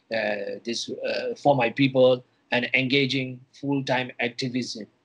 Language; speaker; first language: English; non-native, fluent; Burmese